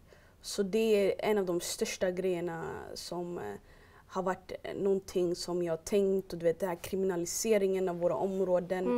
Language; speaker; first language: Swedish; early bilingual, other home language; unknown